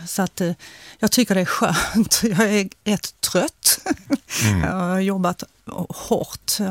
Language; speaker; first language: Swedish; early bilingual, other home language; Finnish